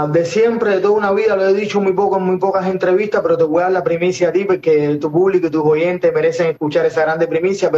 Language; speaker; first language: Spanish; native; Spanish